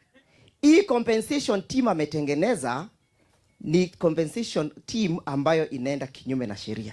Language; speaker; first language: Swahili; non-native, local second language; Kamba